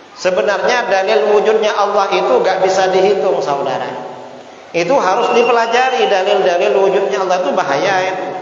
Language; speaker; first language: Indonesian; non-native, local second language; Madurese